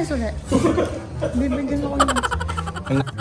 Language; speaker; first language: Japanese; non-native, learner; Filipino